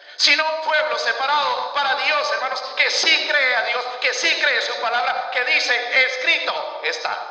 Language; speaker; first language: Spanish; native; Spanish